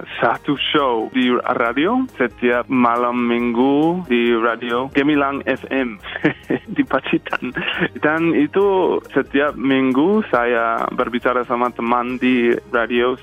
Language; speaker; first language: Indonesian; non-native, fluent; English